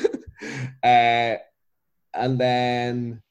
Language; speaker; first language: English; native; English